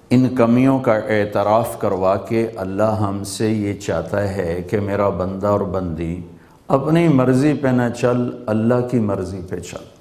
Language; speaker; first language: Urdu; non-native, local second language; Punjabi